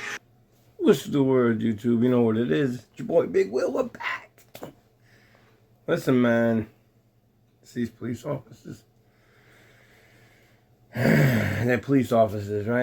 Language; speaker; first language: English; native; English